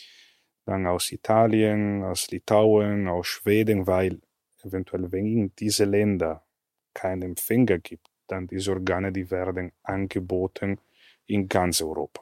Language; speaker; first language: German; non-native, fluent; Italian